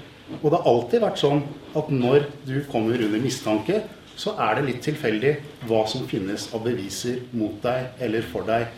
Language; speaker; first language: Norwegian; native; Norwegian